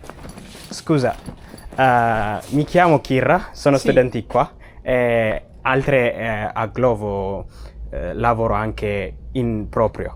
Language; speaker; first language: Italian; non-native, learner; Amharic